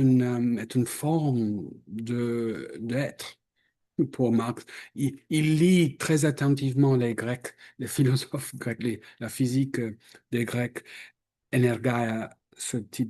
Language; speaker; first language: French; non-native, fluent; English